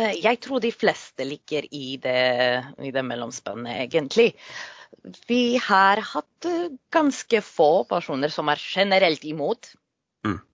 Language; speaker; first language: Norwegian; non-native, fluent; Polish